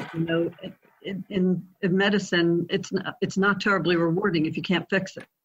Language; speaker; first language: English; native; English